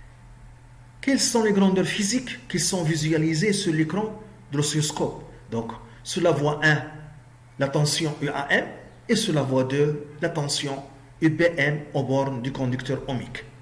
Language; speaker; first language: French; non-native, local second language; Arabic